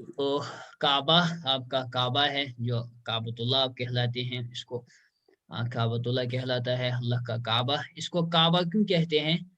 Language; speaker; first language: Urdu; non-native, local second language; Kashmiri